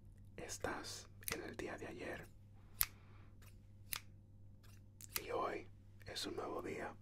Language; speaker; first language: Spanish; early bilingual, heritage; Spanish